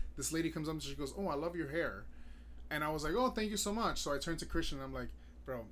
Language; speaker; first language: English; native; English